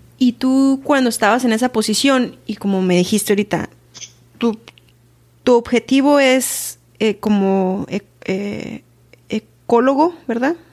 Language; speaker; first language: Spanish; early bilingual, heritage; Spanish